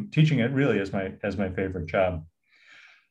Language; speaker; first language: English; native; English